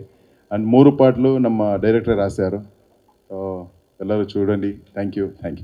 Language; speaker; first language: Telugu; non-native, learner; Kannada